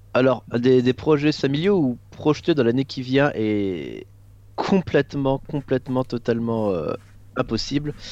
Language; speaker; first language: French; native; French